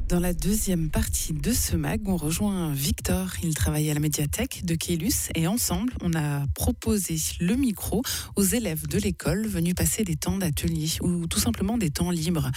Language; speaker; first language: French; native; French